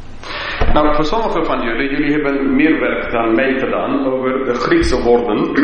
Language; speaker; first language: Dutch; non-native, fluent; English